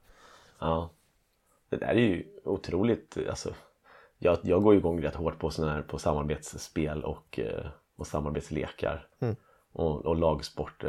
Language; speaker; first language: Swedish; native; Swedish